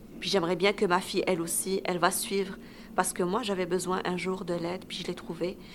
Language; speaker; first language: French; non-native, local second language; Arabic